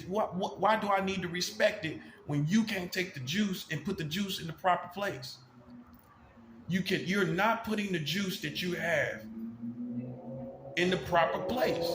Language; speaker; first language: English; native; English